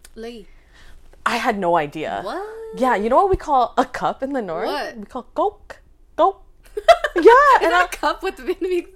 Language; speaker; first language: English; early bilingual, other home language; Vietnamese